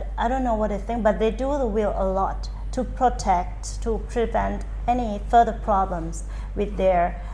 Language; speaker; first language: English; non-native, fluent; Thai